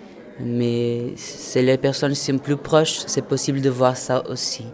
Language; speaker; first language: French; non-native, fluent; Portuguese